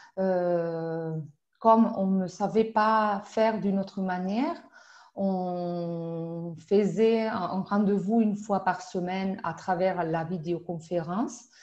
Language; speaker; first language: French; non-native, fluent; Spanish